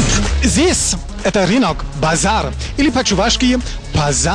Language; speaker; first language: Russian; non-native, learner; German